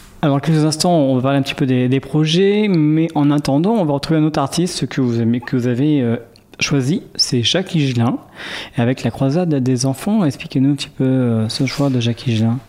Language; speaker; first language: French; native; French